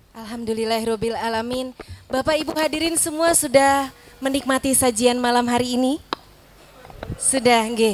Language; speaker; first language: Indonesian; native; Indonesian